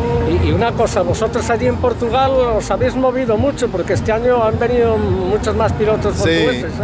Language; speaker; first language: Spanish; native; Spanish